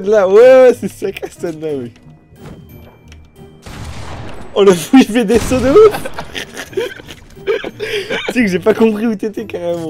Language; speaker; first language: French; native; French